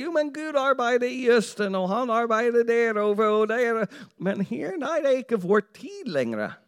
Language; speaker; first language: Norwegian; non-native, fluent; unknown